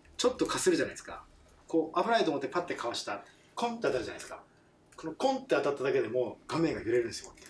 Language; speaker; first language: Japanese; non-native, fluent; French